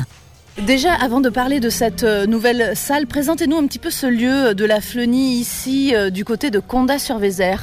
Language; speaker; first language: French; native; French